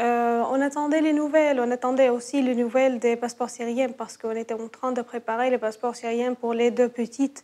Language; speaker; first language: French; non-native, learner; Arabic